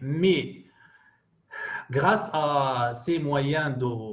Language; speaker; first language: French; non-native, fluent; Arabic